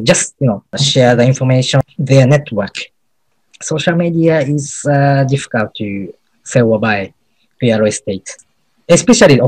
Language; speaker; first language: English; non-native, learner; Japanese